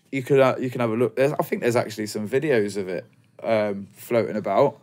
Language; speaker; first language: English; native; English